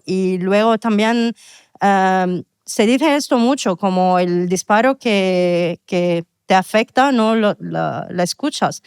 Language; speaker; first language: Spanish; non-native, fluent; Arabic